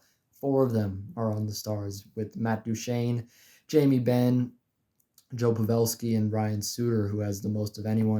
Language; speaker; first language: English; native; English